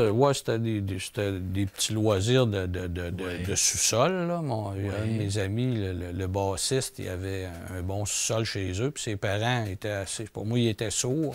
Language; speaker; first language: French; native; French